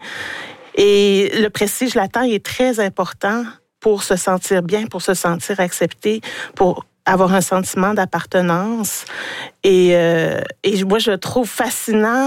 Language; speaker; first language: French; native; French